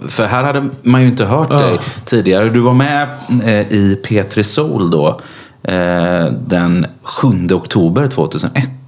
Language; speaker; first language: Swedish; native; Swedish